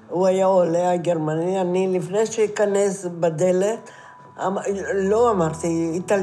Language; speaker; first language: Hebrew; non-native, fluent; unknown